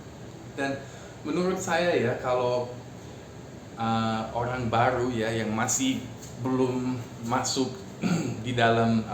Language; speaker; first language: Indonesian; non-native, fluent; English